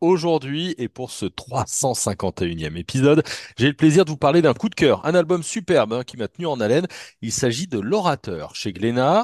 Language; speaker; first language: French; native; French